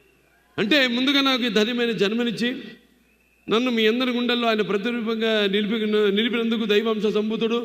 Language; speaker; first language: Telugu; native; Telugu